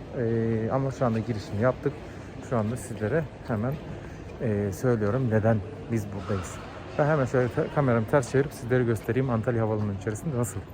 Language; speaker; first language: Turkish; native; Turkish